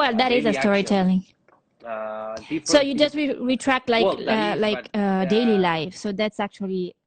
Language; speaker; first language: English; non-native, fluent; Italian